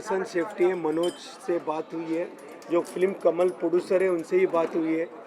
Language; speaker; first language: Hindi; native; Hindi